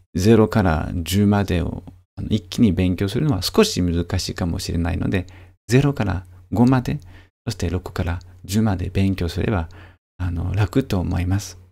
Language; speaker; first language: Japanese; non-native, fluent; French